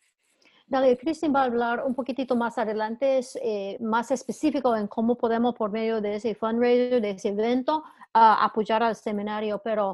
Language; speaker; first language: Spanish; non-native, fluent; English